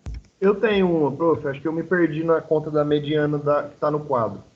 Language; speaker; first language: Portuguese; native; Portuguese